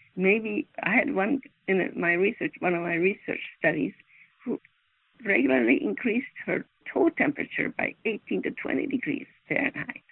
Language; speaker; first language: English; non-native, fluent; Swedish